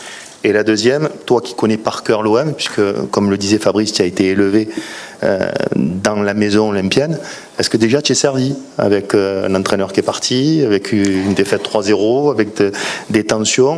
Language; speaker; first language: French; native; French